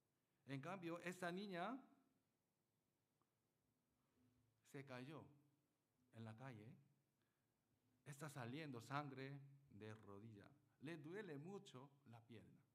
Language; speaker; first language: Spanish; non-native, learner; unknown